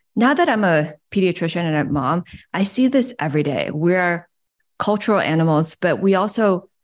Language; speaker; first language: English; early bilingual, other home language; Chinese